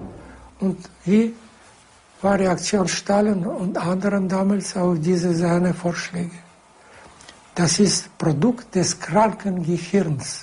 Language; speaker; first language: German; non-native, fluent; Russian